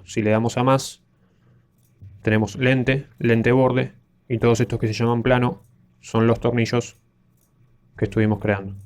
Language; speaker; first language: Spanish; native; Spanish